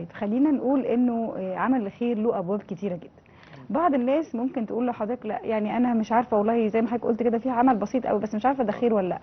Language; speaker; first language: Arabic; native; Arabic